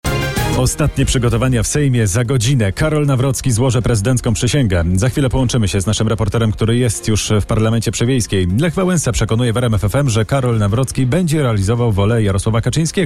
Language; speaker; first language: Polish; native; Polish